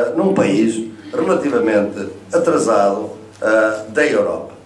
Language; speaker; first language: Portuguese; native; Portuguese